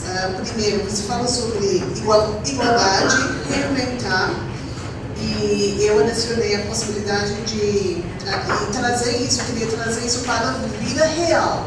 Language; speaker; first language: Portuguese; non-native, fluent; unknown